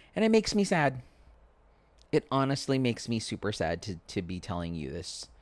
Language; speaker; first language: English; native; English